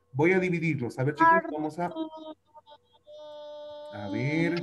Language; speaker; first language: Spanish; native; Spanish